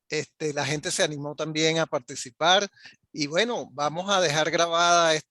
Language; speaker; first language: Spanish; native; Spanish